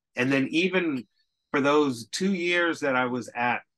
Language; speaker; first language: English; native; English